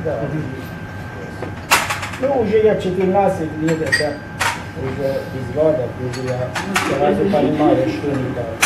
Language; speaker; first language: Russian; non-native, learner; Persian